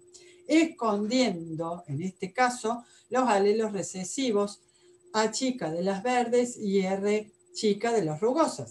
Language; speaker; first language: Spanish; native; Spanish